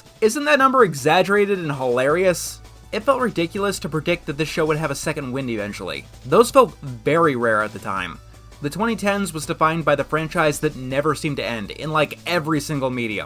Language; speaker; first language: English; native; English